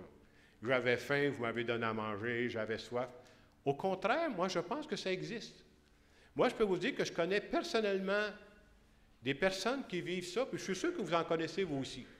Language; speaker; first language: French; native; French